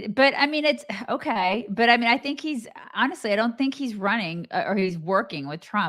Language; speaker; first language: English; native; English